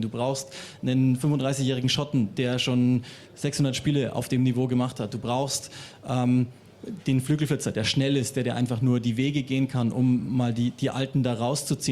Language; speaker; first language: German; native; German